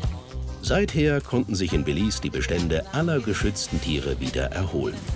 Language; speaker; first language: German; native; German